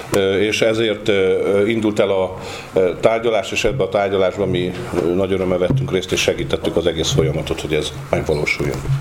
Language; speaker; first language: Hungarian; native; Hungarian